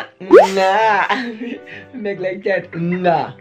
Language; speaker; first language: English; non-native, learner; Turkish